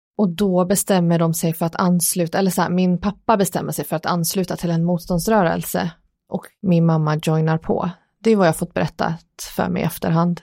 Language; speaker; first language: Swedish; early bilingual, other home language; Persian